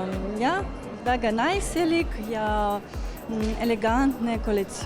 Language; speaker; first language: Estonian; non-native, local second language; Russian